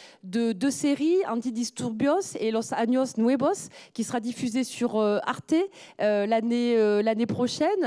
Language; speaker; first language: French; native; French